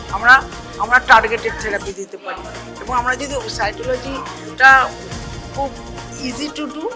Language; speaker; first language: Bangla; native; Bangla